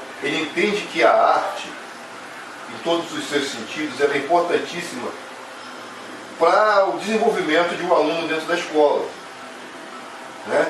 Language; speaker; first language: Portuguese; native; Portuguese